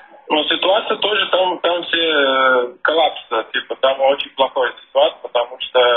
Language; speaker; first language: Russian; non-native, fluent; Portuguese